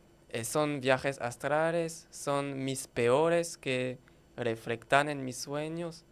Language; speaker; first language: Spanish; non-native, learner; French